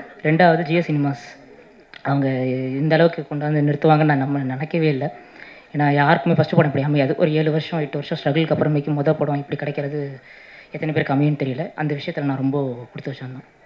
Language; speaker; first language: Tamil; native; Tamil